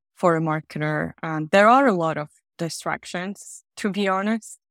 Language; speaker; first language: English; non-native, fluent; Georgian